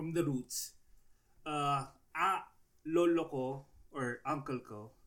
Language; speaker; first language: English; non-native, local second language; Filipino